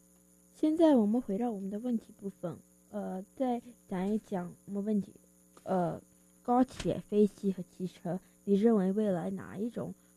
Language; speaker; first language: Chinese; early bilingual, heritage; Chinese